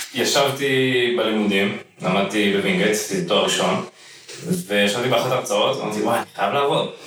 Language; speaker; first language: Hebrew; native; Hebrew